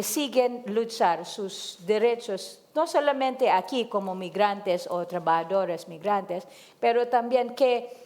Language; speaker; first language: Spanish; non-native, learner; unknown